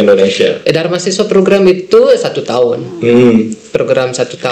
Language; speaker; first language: Indonesian; non-native, fluent; Dutch